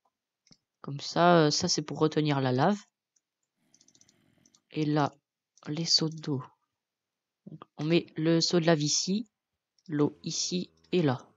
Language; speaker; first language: French; native; French